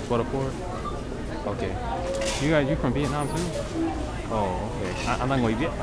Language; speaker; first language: Vietnamese; non-native, learner; English